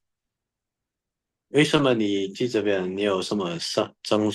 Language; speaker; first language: Chinese; non-native, learner; Indonesian